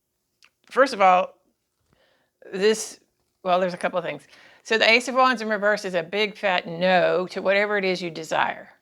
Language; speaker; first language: English; native; English